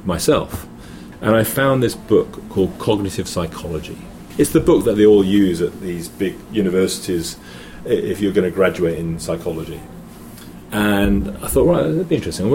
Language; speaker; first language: English; native; English